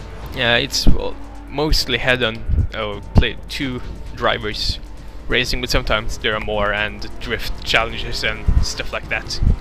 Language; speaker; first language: English; non-native, fluent; Norwegian